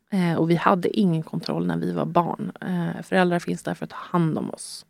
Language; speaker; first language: Swedish; native; Swedish